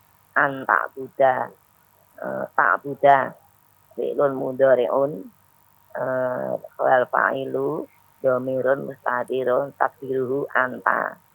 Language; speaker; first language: Arabic; non-native, learner; Indonesian